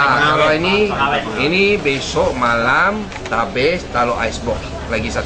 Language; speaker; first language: Indonesian; non-native, local second language; Chinese